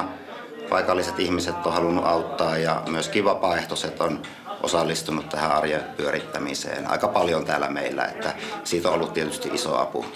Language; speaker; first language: Finnish; native; Finnish